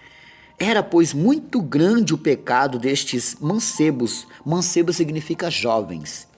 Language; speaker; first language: Portuguese; native; Portuguese